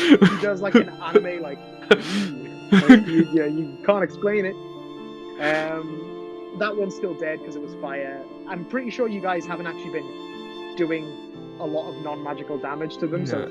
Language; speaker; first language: English; native; English